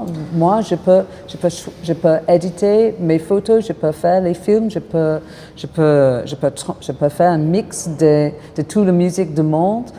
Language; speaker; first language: French; non-native, fluent; English